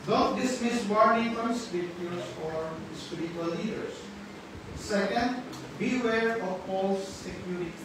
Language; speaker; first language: English; non-native, local second language; Filipino